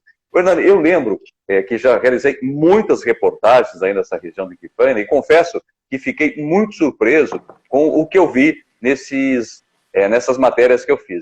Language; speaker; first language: Portuguese; native; Portuguese